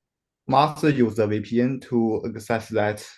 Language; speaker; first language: English; non-native, learner; Chinese